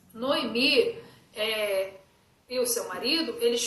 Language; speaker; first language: Portuguese; native; Portuguese